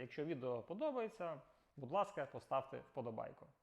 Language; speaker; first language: Ukrainian; native; Ukrainian